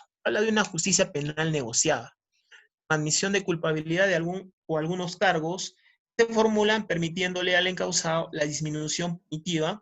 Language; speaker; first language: Spanish; native; Spanish